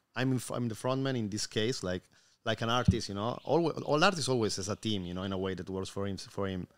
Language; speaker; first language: English; non-native, fluent; Spanish